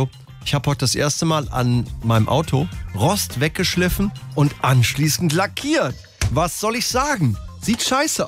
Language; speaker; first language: German; native; German